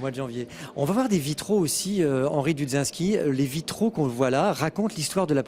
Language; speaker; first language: French; native; French